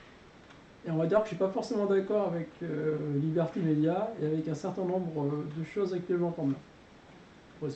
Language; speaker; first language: French; native; French